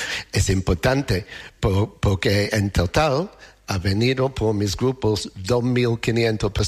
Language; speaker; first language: Spanish; non-native, learner; English